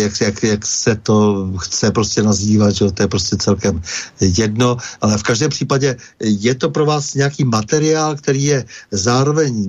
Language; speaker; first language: Czech; native; Czech